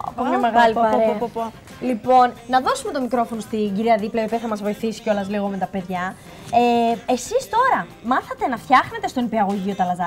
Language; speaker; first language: Greek; native; Greek